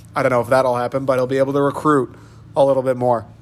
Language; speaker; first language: English; native; English